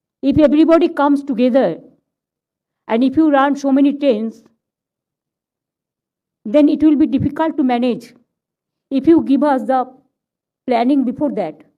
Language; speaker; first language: English; non-native, local second language; Bangla